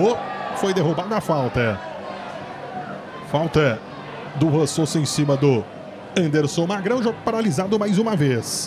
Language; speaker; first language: Portuguese; native; Portuguese